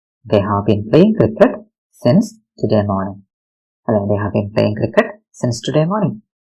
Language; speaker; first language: English; non-native, local second language; Malayalam